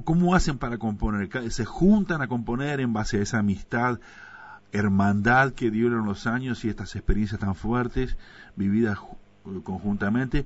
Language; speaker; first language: Spanish; native; Spanish